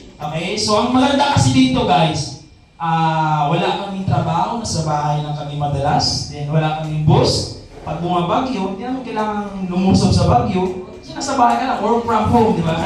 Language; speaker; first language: Filipino; non-native, local second language; Masbatenyo